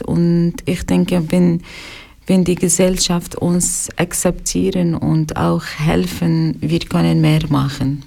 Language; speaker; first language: German; non-native, learner; Arabic